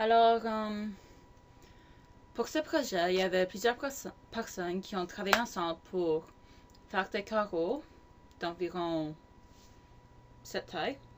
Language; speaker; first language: French; non-native, local second language; English